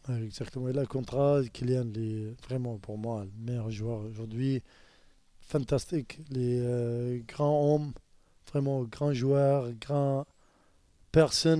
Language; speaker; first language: French; non-native, learner; Arabic